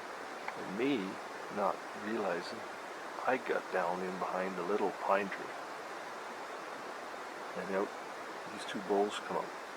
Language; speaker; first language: English; native; English